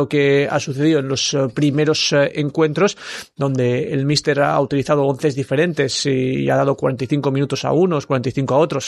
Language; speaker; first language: Spanish; native; Spanish